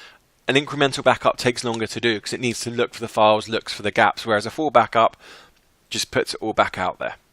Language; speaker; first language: English; native; English